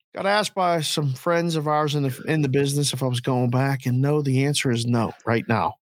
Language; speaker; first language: English; native; English